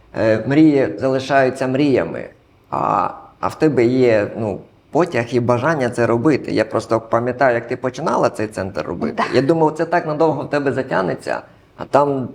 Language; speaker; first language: Ukrainian; non-native, local second language; Russian